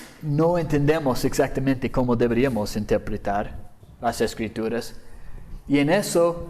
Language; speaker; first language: Spanish; non-native, fluent; English